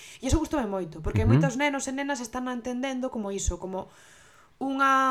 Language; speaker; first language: Galician; non-native, local second language; Spanish